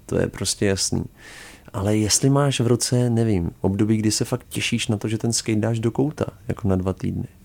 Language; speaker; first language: Czech; native; Czech